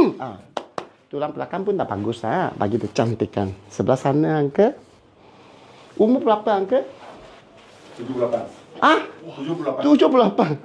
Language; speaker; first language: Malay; non-native, local second language; Cantonese